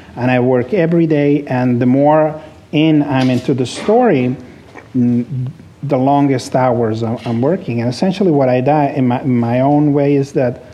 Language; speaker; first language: English; non-native, fluent; Spanish